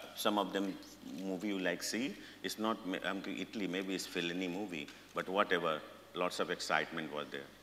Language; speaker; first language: English; non-native, local second language; Hindi